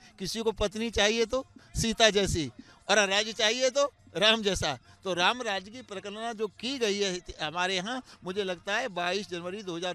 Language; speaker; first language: Hindi; native; Hindi